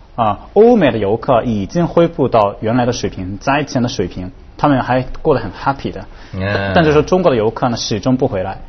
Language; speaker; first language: Chinese; non-native, fluent; Japanese